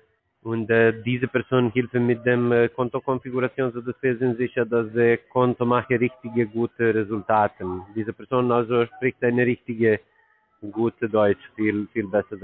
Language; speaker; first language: German; non-native, learner; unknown